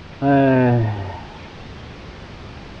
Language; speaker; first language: Chinese; native; Chinese